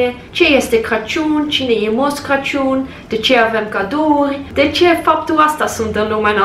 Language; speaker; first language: Romanian; non-native, learner; English